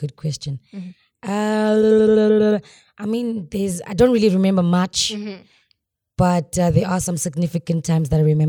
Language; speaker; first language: English; non-native, local second language; Xhosa